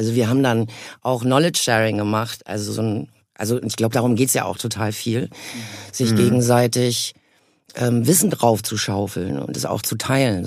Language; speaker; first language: German; native; German